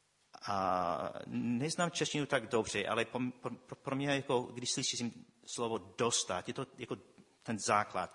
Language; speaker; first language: Czech; non-native, fluent; English